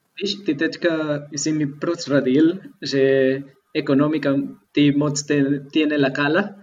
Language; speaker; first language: Czech; non-native, fluent; Spanish